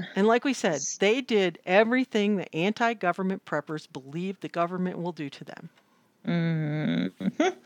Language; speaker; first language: English; native; English